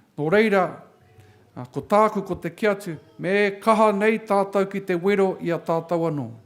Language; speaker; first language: Māori; native; Māori